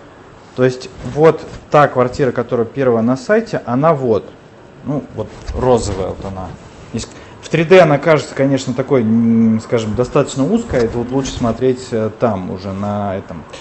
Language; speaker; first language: Russian; native; Russian